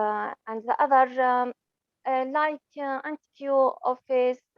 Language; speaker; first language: English; non-native, learner; Arabic